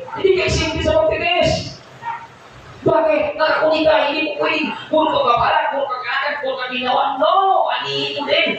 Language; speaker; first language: Filipino; non-native, local second language; Cebuano